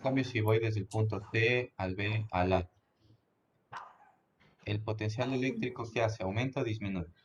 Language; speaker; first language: Spanish; native; Spanish